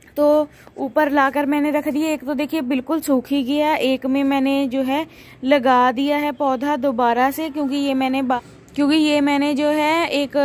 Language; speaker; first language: Hindi; non-native, local second language; Punjabi